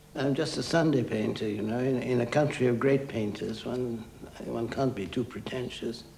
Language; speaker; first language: English; native; English